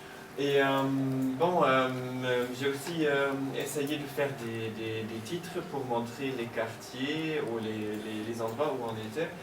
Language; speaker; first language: French; non-native, learner; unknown